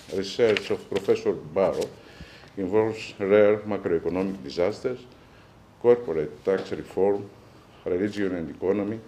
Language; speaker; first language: English; non-native, fluent; Greek